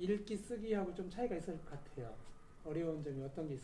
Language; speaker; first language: Korean; native; Korean